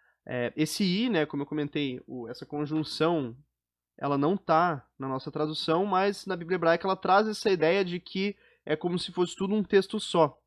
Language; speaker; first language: Portuguese; native; Portuguese